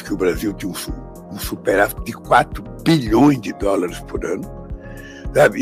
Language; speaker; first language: Portuguese; native; Portuguese